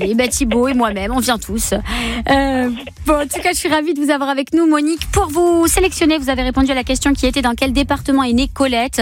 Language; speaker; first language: French; native; French